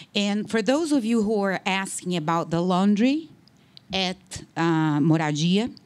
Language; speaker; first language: English; non-native, fluent; Portuguese